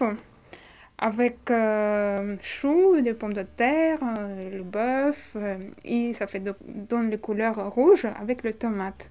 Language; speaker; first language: French; non-native, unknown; Russian